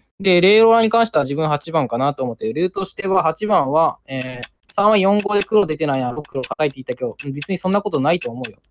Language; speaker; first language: Japanese; native; Japanese